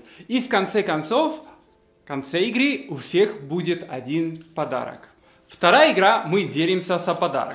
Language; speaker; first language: Russian; non-native, fluent; Spanish